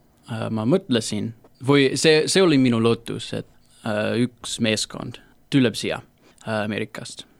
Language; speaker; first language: Estonian; non-native, learner; English